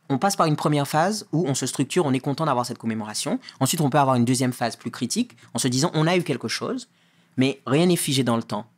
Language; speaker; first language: French; native; French